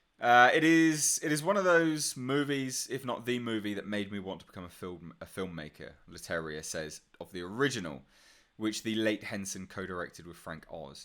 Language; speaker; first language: English; native; English